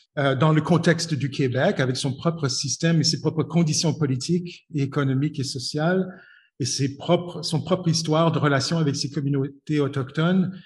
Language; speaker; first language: French; native; French